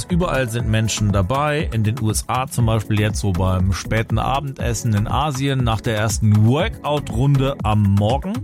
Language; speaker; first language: German; native; German